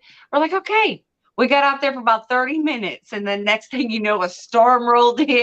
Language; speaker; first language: English; native; English